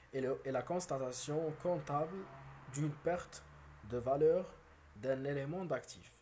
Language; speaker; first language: French; non-native, local second language; Arabic